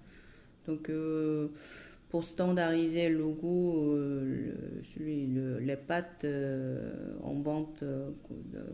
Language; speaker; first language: French; non-native, fluent; Korean